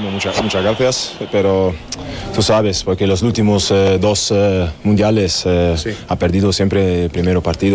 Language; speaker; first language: Spanish; non-native, fluent; German